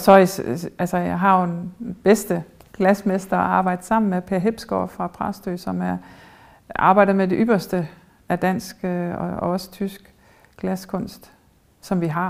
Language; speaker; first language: Danish; early bilingual, heritage; German